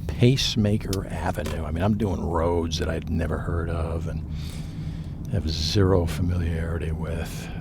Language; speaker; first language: English; native; English